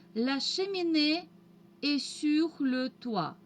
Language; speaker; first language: French; non-native, fluent; Russian